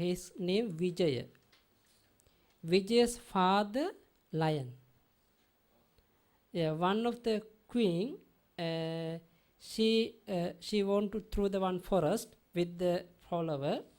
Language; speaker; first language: English; non-native, learner; Sinhala